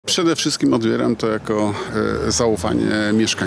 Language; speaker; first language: Polish; native; Polish